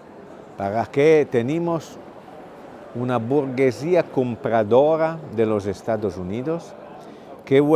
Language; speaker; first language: Spanish; non-native, fluent; Italian